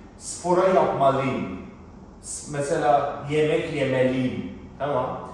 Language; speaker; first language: Turkish; non-native, fluent; Persian